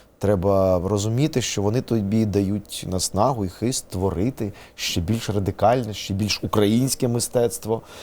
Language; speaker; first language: Ukrainian; non-native, local second language; Russian